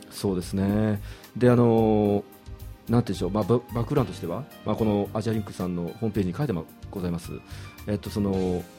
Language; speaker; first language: Japanese; native; Japanese